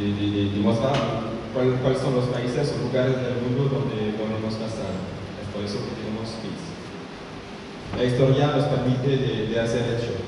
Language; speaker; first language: Spanish; non-native, learner; French